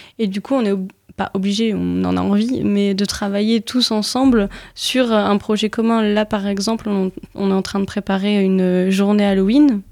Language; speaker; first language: French; native; French